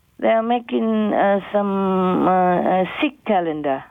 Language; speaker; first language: English; non-native, fluent; Vietnamese